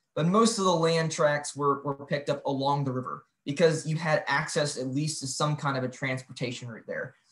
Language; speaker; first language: English; native; English